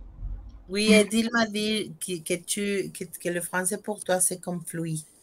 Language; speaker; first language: French; non-native, fluent; Spanish